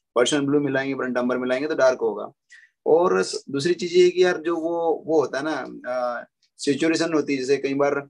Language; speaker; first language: Hindi; native; Hindi